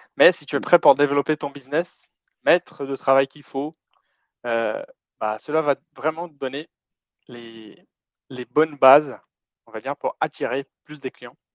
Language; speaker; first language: French; non-native, fluent; Portuguese